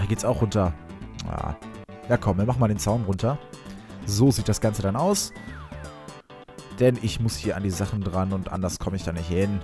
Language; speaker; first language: German; native; German